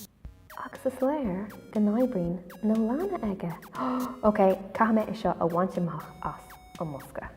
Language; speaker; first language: Irish; non-native, local second language; English